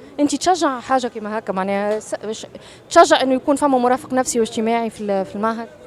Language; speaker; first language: Arabic; native; Arabic